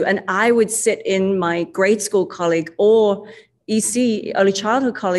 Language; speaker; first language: English; native; English